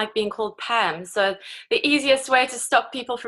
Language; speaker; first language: English; native; English